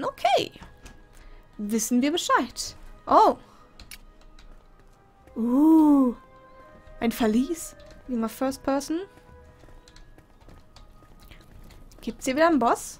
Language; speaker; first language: German; native; German